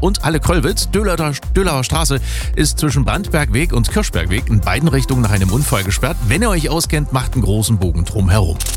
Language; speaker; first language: German; native; German